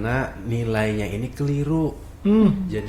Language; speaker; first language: Indonesian; non-native, local second language; Banjar